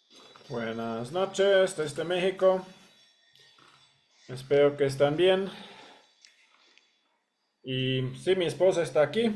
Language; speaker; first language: Spanish; non-native, fluent; English